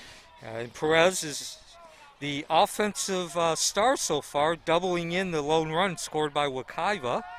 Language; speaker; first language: English; native; English